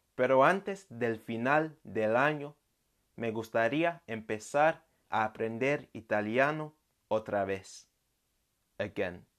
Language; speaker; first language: Spanish; non-native, fluent; English